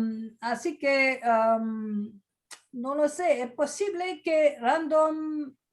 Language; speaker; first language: Spanish; non-native, fluent; French